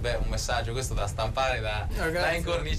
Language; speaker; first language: Italian; native; Italian